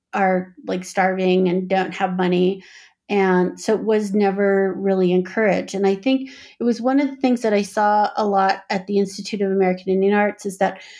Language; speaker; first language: English; native; English